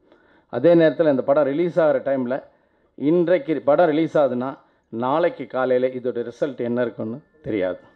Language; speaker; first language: Tamil; native; Tamil